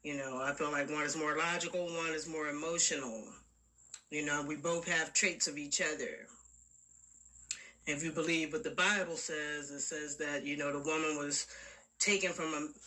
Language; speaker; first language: English; native; English